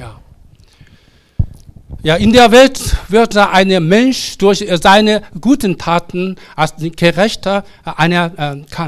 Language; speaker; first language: German; non-native, learner; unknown